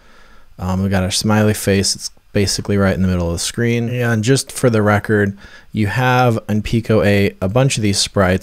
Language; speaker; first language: English; native; English